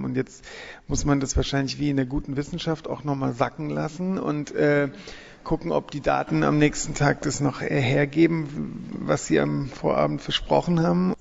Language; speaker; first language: German; native; German